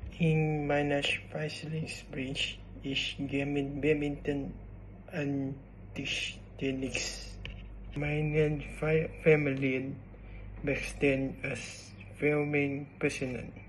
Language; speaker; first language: German; non-native, learner; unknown